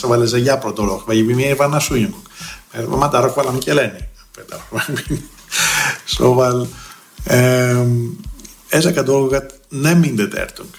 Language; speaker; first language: Hungarian; non-native, fluent; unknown